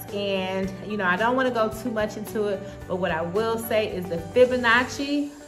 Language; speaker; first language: English; native; English